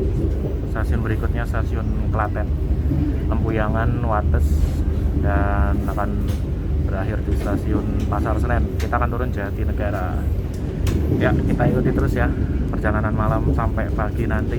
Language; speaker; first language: Indonesian; native; Indonesian